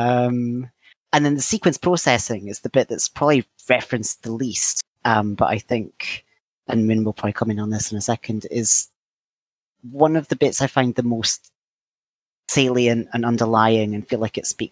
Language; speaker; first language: English; native; English